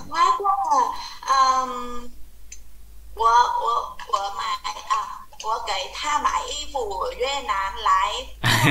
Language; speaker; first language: Chinese; non-native, learner; Vietnamese